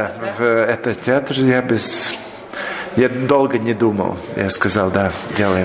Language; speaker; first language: Russian; non-native, local second language; Latvian